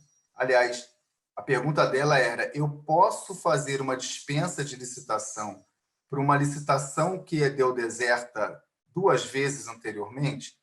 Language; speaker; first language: Portuguese; native; Portuguese